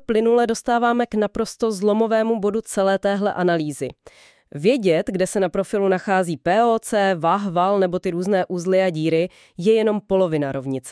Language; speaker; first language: Czech; native; Czech